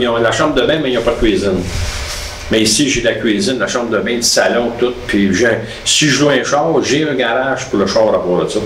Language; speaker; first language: French; native; French